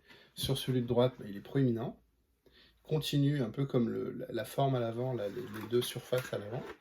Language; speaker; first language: French; native; French